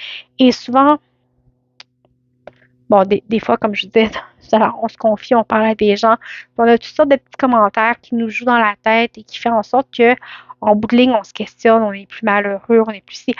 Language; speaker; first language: French; native; French